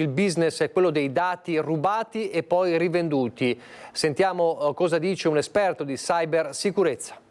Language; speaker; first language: Italian; native; Italian